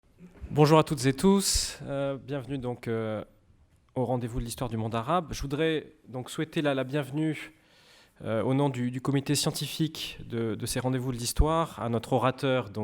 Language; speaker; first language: French; native; French